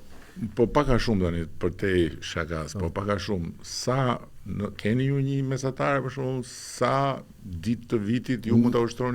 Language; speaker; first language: Albanian; native; Albanian